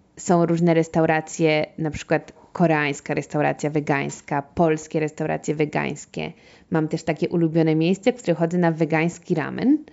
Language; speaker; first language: Polish; native; Polish